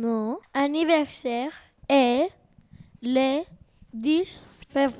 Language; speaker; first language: French; non-native, learner; Spanish